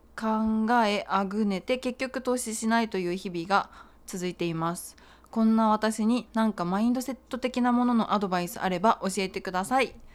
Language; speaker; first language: Japanese; native; Japanese